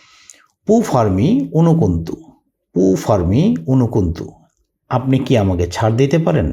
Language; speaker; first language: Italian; non-native, learner; Bangla